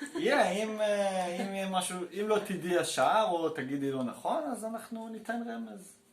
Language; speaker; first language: Hebrew; native; Hebrew